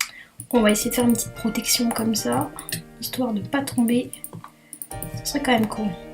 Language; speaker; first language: French; native; French